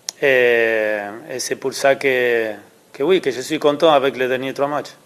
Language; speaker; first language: French; non-native, learner; Spanish